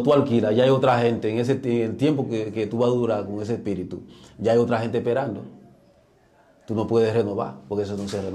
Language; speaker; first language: Spanish; native; Spanish